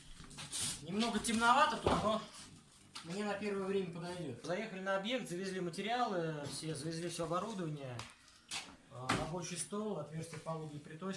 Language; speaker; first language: Russian; native; Russian